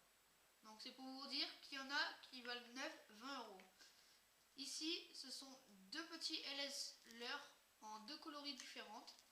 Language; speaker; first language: French; native; French